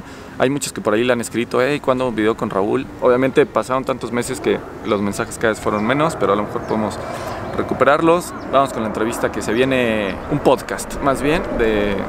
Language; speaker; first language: Spanish; native; Spanish